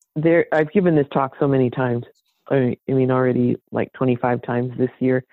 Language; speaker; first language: English; native; English